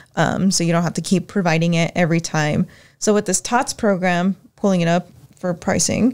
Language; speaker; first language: English; native; English